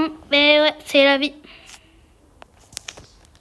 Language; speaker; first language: French; native; French